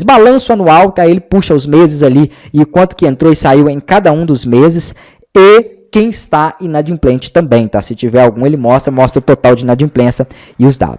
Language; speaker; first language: Portuguese; native; Portuguese